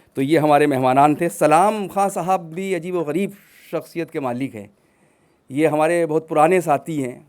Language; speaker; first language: Urdu; native; Urdu